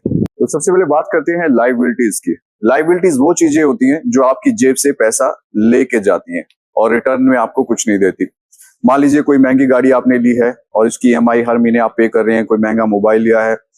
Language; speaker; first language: Hindi; native; Hindi